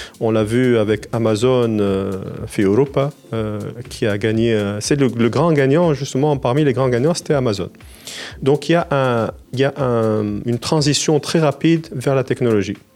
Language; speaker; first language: French; non-native, local second language; Arabic